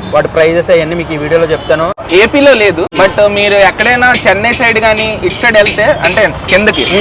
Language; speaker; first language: Telugu; early bilingual, other home language; Burmese